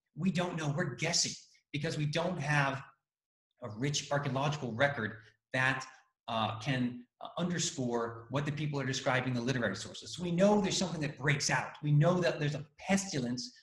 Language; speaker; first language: English; native; English